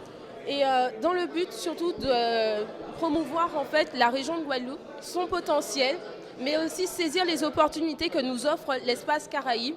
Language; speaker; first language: French; native; French